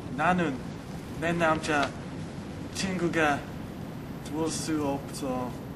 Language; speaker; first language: Korean; non-native, learner; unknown